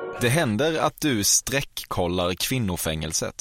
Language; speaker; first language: Swedish; native; Swedish